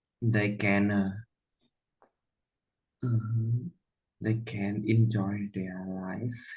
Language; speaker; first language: English; non-native, learner; Vietnamese